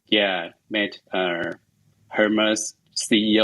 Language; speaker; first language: English; non-native, learner; Chinese